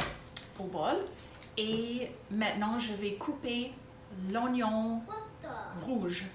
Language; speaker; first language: French; non-native, local second language; English